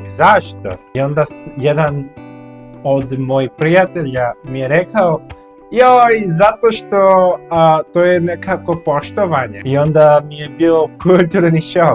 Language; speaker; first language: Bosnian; non-native, learner; Korean